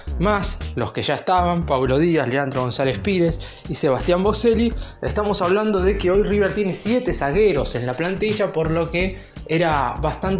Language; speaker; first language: Spanish; native; Spanish